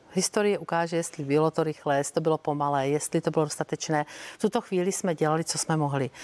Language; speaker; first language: Czech; native; Czech